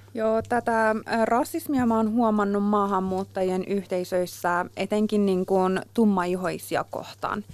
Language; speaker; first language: Finnish; non-native, fluent; Persian